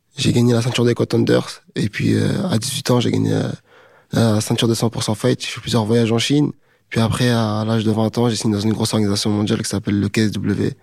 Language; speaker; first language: French; native; French